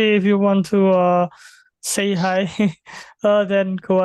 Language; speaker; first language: English; non-native, fluent; Indonesian